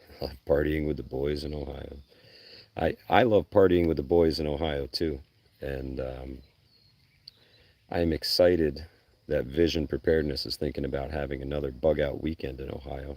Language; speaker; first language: English; native; English